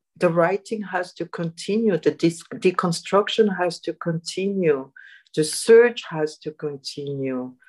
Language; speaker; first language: English; non-native, fluent; Arabic